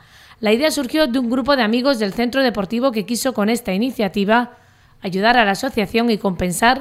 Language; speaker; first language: Spanish; native; Spanish